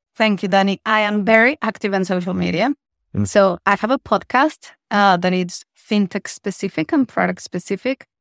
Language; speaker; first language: English; non-native, fluent; Spanish